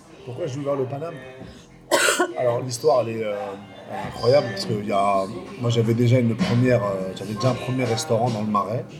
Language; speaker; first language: French; native; French